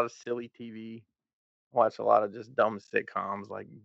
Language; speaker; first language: English; native; English